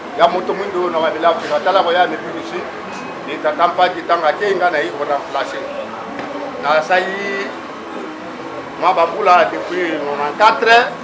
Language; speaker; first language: Lingala; non-native, local second language; Kongo